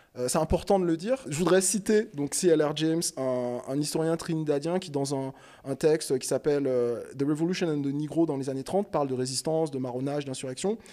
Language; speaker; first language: French; native; French